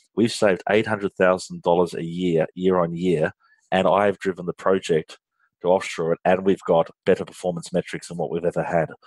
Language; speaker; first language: English; native; English